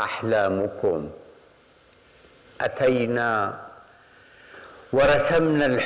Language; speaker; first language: Arabic; native; Arabic